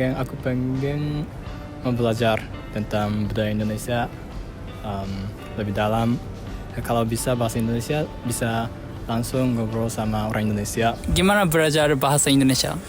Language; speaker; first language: Indonesian; non-native, fluent; Japanese